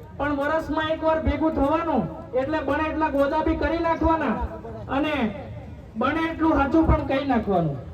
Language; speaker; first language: Gujarati; non-native, local second language; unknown